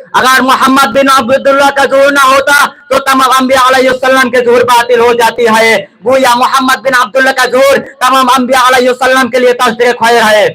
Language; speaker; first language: Urdu; non-native, fluent; Bangla